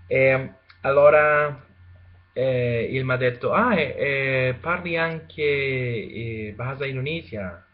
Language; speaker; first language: Italian; non-native, learner; Spanish